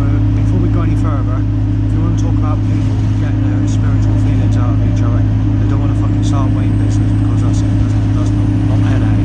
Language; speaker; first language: English; native; English